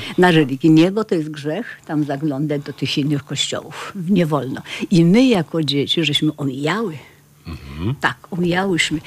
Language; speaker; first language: Polish; native; Polish